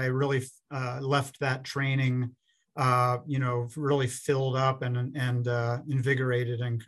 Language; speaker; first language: English; native; English